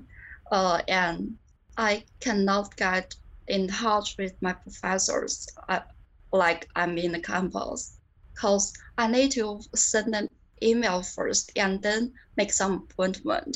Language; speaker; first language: English; non-native, learner; Chinese